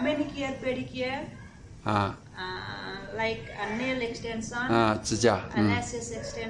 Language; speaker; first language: English; non-native, learner; Nepali